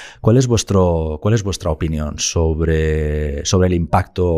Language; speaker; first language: Spanish; native; Spanish